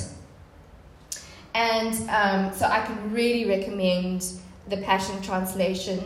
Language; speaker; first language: English; native; English